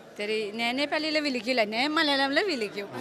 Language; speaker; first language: Malayalam; non-native, learner; Nepali